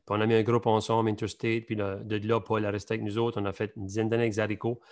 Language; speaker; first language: French; native; French